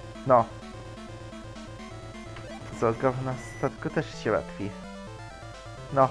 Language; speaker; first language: Polish; native; Polish